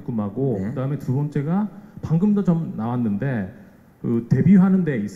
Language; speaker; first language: Korean; non-native, fluent; Japanese